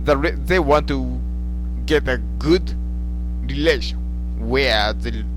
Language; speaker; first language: English; non-native, learner; Japanese